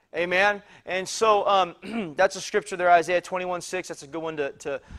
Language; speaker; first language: English; native; English